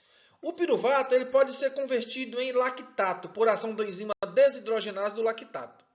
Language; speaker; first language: Portuguese; native; Portuguese